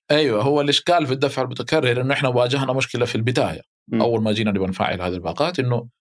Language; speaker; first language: Arabic; native; Arabic